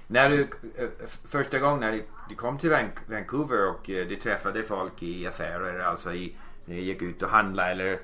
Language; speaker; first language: Swedish; non-native, fluent; English